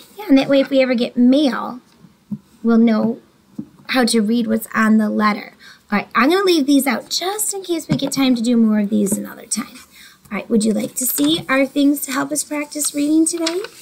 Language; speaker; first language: English; native; English